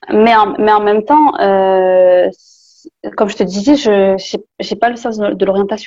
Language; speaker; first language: French; native; French